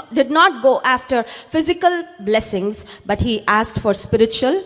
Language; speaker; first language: English; non-native, local second language; Telugu